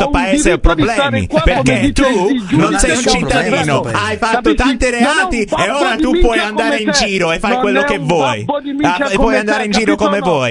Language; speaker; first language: Italian; non-native, fluent; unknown